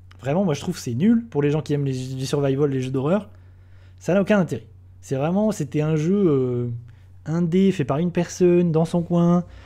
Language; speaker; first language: French; native; French